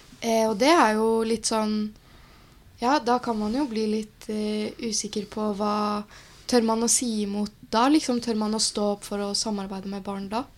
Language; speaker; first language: Norwegian; native; Norwegian